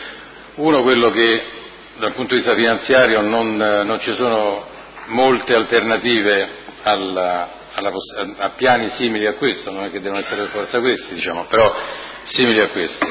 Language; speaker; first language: Italian; native; Italian